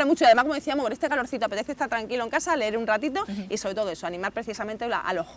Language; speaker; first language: Spanish; native; Spanish